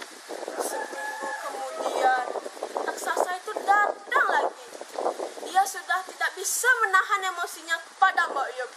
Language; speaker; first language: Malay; non-native, local second language; Balinese